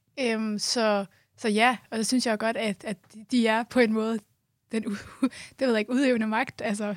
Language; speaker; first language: Danish; early bilingual, other home language; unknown